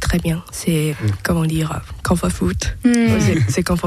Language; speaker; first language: French; non-native, learner; Thai